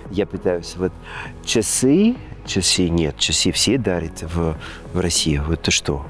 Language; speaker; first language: Russian; non-native, fluent; Greek